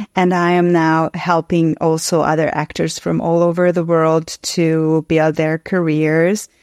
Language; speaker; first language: English; non-native, fluent; Hungarian